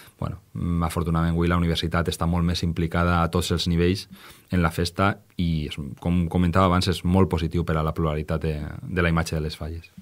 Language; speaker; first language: Catalan; native; Catalan